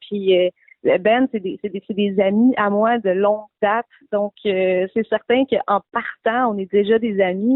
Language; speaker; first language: French; native; French